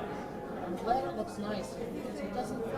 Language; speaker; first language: English; native; English